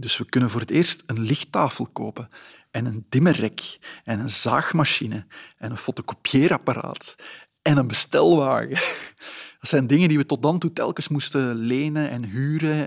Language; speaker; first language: Dutch; native; Dutch